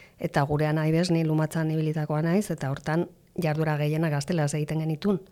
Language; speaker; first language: Basque; non-native, local second language; Spanish